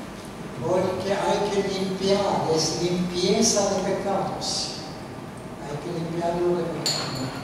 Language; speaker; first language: Spanish; non-native, fluent; Norwegian